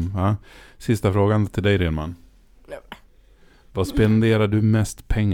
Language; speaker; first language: Swedish; native; Swedish